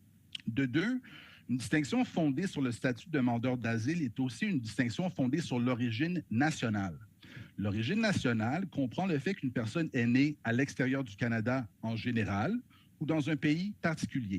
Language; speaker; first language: French; native; French